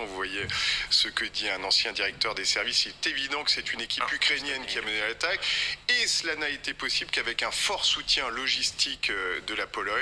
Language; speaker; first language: French; native; French